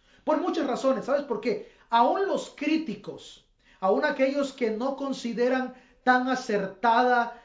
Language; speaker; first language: Spanish; native; Spanish